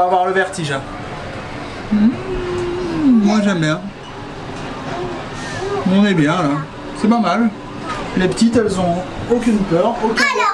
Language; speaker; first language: French; native; French